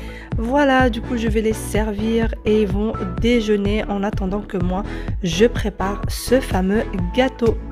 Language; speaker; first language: French; native; French